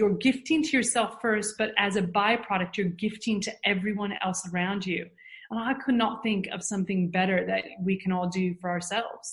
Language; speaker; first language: English; native; English